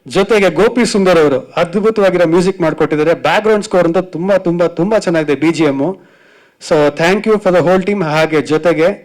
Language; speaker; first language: Kannada; native; Kannada